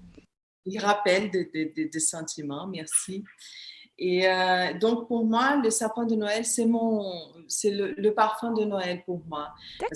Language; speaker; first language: French; non-native, fluent; Portuguese